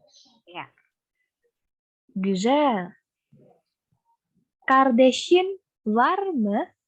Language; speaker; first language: Turkish; non-native, fluent; Indonesian